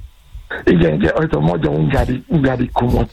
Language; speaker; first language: Hungarian; non-native, fluent; Yoruba